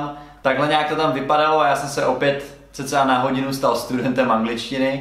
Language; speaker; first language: Czech; native; Czech